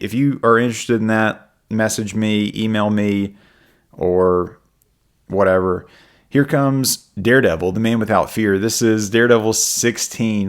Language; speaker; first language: English; native; English